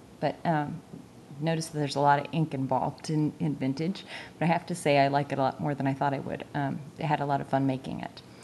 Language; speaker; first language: English; native; English